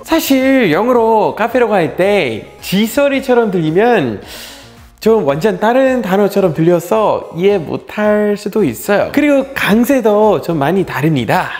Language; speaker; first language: Korean; non-native, fluent; English